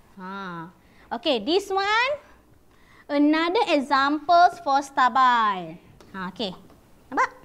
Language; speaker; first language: Malay; native; Malay